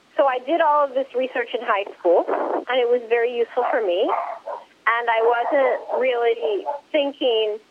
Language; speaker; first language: English; early bilingual, other home language; Spanish